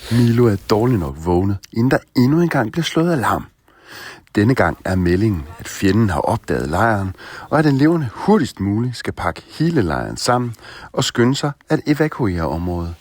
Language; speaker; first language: Danish; native; Danish